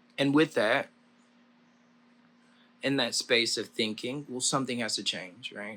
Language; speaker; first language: English; native; English